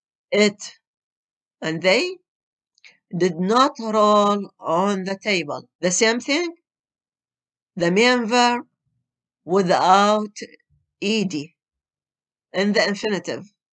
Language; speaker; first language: English; non-native, fluent; Arabic